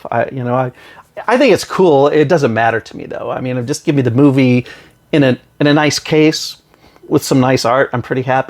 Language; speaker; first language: English; native; English